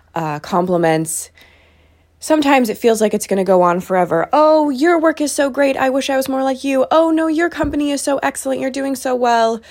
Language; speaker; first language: English; native; English